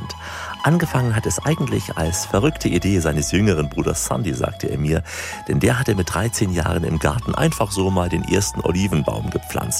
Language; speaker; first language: German; native; German